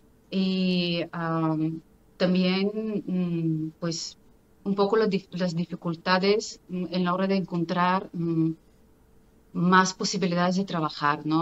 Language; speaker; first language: Spanish; non-native, fluent; Bulgarian